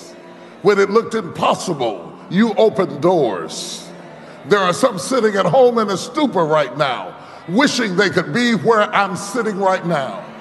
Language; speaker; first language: English; native; English